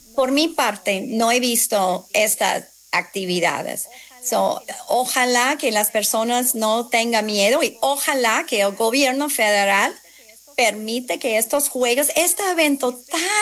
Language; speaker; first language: Spanish; non-native, fluent; English